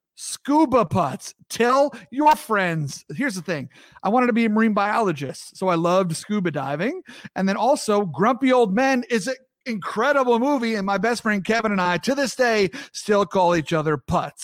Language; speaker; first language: English; native; English